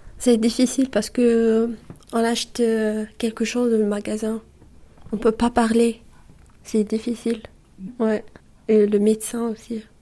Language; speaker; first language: French; non-native, learner; Arabic